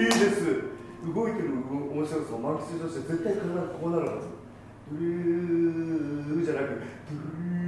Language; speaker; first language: Japanese; native; Japanese